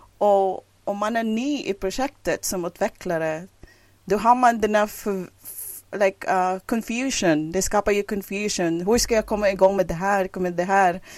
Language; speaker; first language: Swedish; non-native, fluent; Filipino